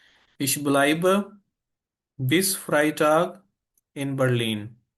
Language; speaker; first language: German; non-native, fluent; Urdu